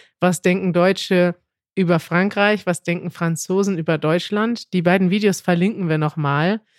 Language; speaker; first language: German; native; German